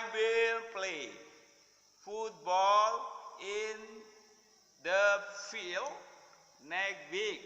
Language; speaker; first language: English; non-native, fluent; Indonesian